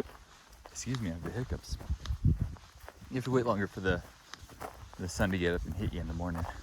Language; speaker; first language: English; native; English